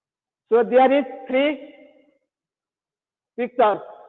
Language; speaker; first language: English; non-native, learner; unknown